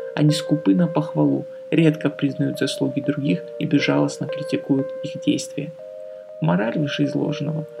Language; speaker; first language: Russian; native; Russian